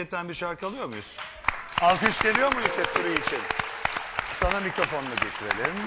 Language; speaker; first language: Turkish; native; Turkish